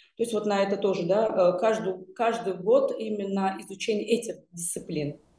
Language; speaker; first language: Russian; non-native, local second language; Uzbek